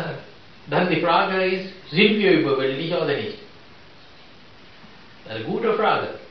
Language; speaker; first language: German; non-native, fluent; Sinhala